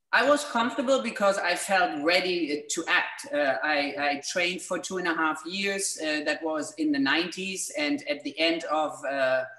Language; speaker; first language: English; non-native, fluent; German